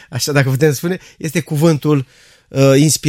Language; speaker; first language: Romanian; native; Romanian